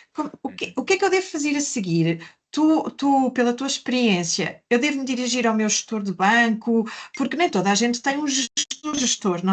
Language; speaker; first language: Portuguese; native; Portuguese